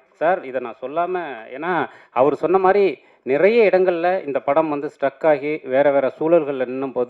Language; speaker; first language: Tamil; native; Tamil